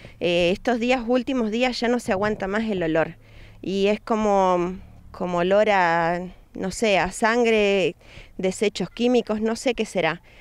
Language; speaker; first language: Spanish; native; Spanish